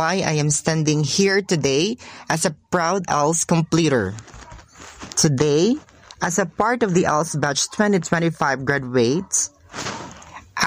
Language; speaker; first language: English; non-native, local second language; Hiligaynon